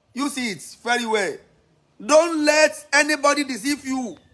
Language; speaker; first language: English; non-native, local second language; Yoruba